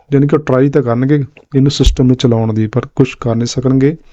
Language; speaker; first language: Hindi; non-native, local second language; Punjabi